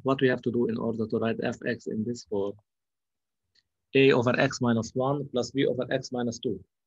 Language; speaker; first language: English; non-native, local second language; Arabic